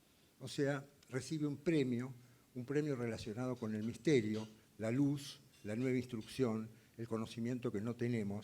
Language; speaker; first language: Spanish; native; Spanish